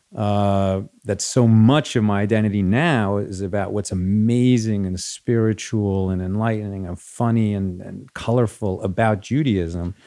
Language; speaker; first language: English; early bilingual, other home language; Spanish